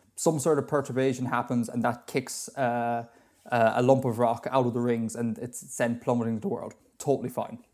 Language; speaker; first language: English; native; English